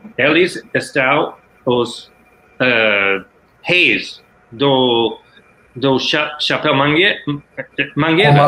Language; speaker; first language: Portuguese; non-native, learner; English